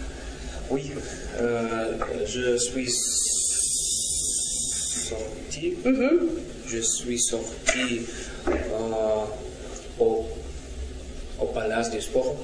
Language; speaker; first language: French; non-native, learner; Russian